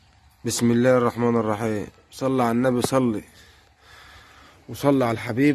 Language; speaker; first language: Arabic; native; Arabic